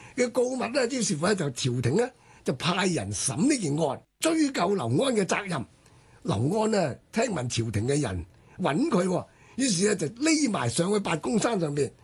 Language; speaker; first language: Cantonese; native; Cantonese